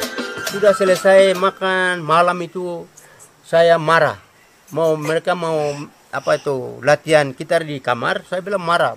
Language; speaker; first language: Indonesian; non-native, local second language; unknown